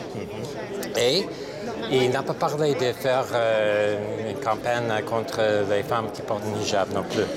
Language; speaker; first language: French; non-native, local second language; English